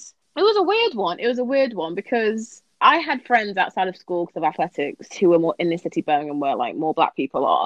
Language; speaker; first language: English; native; English